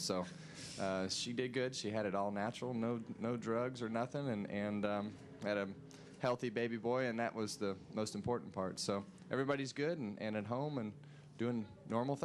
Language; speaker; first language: English; native; English